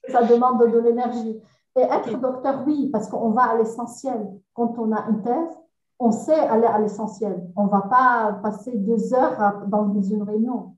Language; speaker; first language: French; non-native, local second language; Arabic